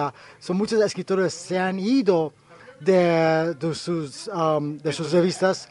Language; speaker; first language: Spanish; early bilingual, heritage; Spanish